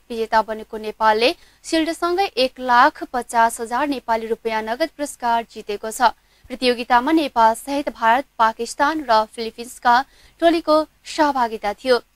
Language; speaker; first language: Nepali; non-native, local second language; Maithili